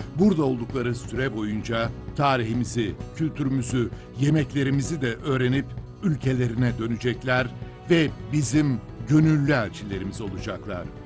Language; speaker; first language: Turkish; native; Turkish